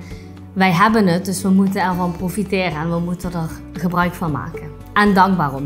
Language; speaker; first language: Dutch; early bilingual, other home language; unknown